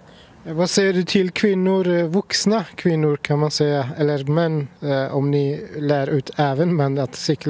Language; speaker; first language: Swedish; non-native, fluent; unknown